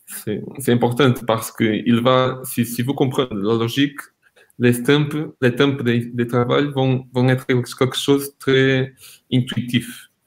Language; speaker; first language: French; non-native, fluent; Portuguese